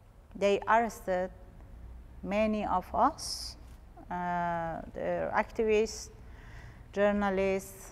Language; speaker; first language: English; non-native, learner; Persian